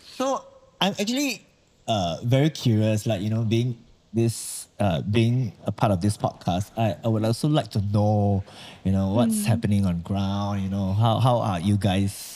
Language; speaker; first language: English; non-native, local second language; Chinese